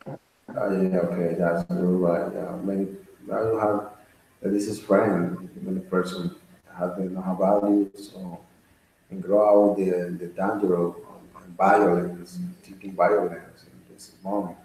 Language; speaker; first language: English; non-native, learner; Spanish